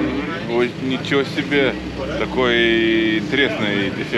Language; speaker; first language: Russian; non-native, fluent; Lithuanian